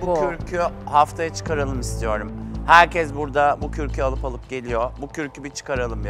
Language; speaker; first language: Turkish; native; Turkish